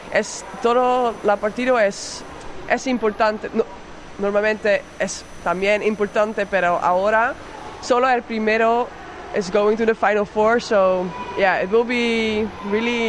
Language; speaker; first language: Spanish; non-native, learner; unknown